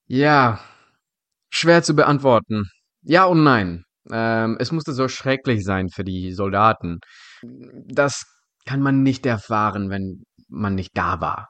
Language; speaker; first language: German; non-native, fluent; Czech